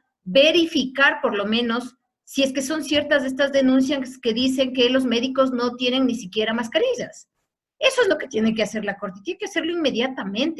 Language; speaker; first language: Spanish; native; Spanish